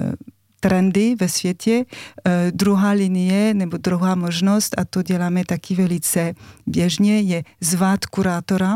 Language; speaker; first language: Czech; non-native, fluent; French